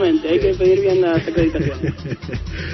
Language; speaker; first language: Spanish; native; Spanish